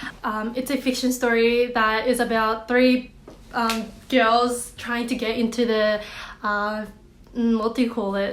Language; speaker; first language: English; non-native, fluent; Korean